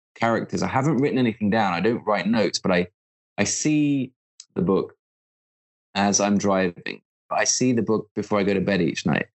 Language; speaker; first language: English; native; English